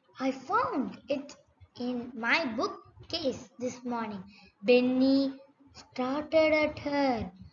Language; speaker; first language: English; non-native, local second language; Tamil